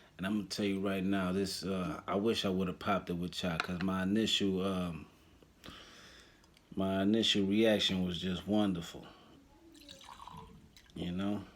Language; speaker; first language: English; native; English